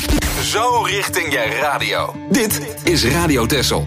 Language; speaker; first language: Dutch; native; Dutch